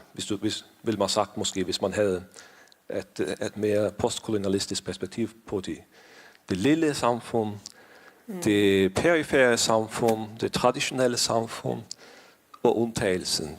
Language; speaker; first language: Danish; non-native, fluent; Faroese